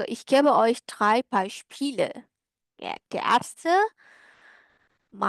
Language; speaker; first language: German; non-native, learner; Indonesian